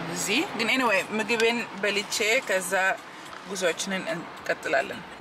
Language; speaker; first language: Amharic; early bilingual, heritage; Amharic